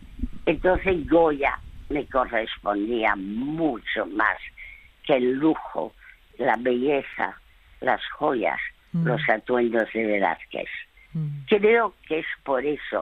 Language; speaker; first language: Spanish; early bilingual, other home language; French